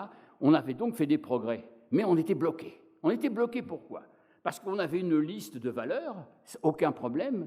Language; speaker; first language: French; native; French